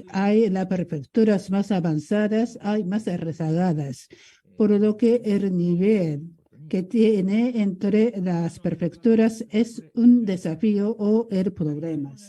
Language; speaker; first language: Spanish; non-native, learner; Japanese